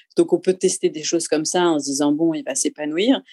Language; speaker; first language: French; native; French